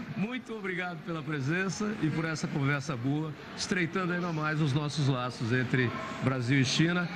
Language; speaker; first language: Portuguese; native; Portuguese